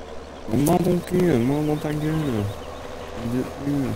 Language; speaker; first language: French; native; French